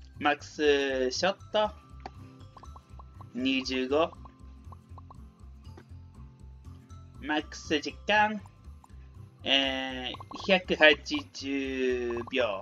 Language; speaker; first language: Japanese; non-native, learner; Spanish